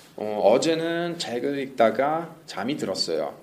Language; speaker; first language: Korean; non-native, fluent; Italian